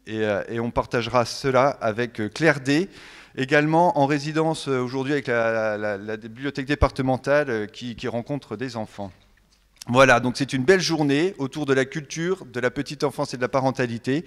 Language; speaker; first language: French; native; French